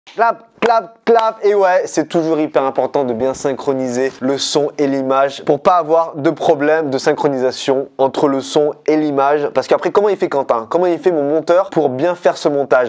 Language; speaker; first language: French; native; French